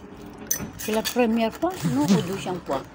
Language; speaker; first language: French; non-native, learner; Filipino